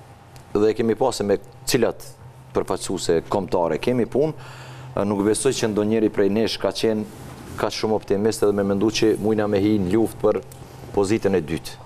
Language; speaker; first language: Albanian; native; Albanian